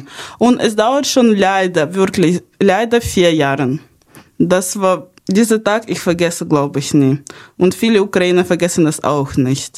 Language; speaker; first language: German; non-native, fluent; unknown